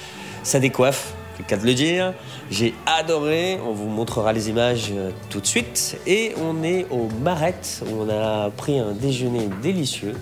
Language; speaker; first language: French; native; French